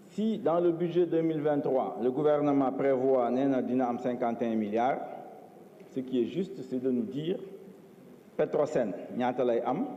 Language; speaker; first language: French; non-native, local second language; Wolof